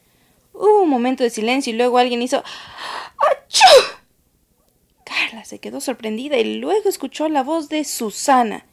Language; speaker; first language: Spanish; native; Spanish